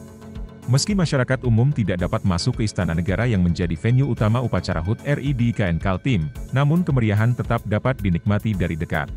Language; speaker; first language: Indonesian; native; Indonesian